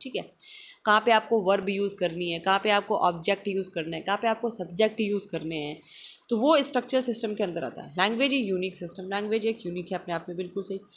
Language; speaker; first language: Hindi; non-native, local second language; Marathi